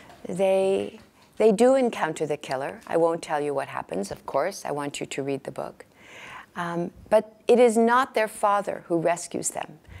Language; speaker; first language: English; native; English